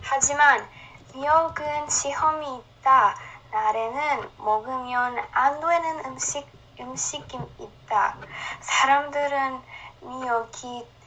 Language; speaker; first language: Korean; non-native, learner; Romanian